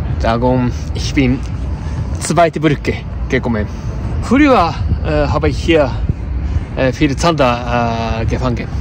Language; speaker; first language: German; non-native, learner; Japanese